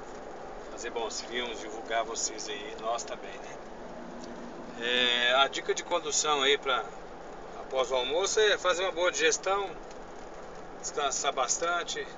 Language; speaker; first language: Portuguese; native; Portuguese